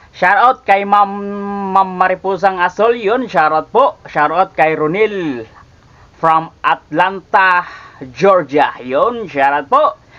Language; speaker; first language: Filipino; non-native, local second language; Cebuano